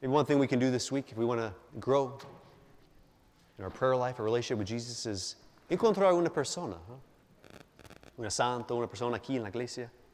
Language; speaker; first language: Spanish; non-native, fluent; English